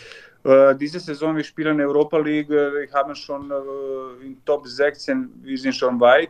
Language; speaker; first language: German; non-native, learner; Serbian